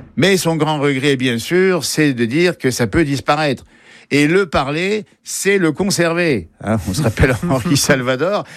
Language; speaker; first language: French; native; French